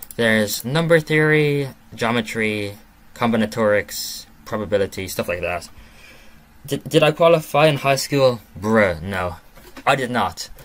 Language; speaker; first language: English; native; English